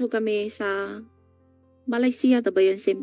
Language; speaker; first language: Filipino; non-native, learner; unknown